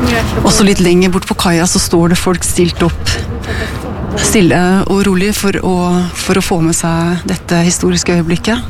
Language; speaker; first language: Norwegian; native; Norwegian